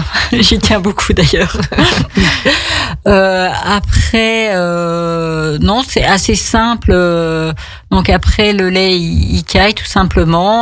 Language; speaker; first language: French; native; French